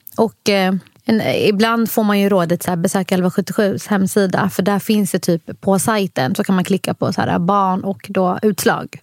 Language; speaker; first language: Swedish; early bilingual, other home language; Somali